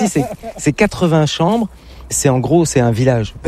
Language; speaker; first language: French; native; French